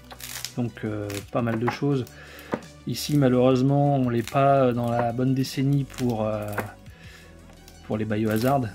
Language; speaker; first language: French; native; French